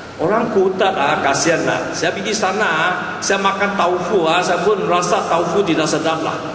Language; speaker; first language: Malay; non-native, local second language; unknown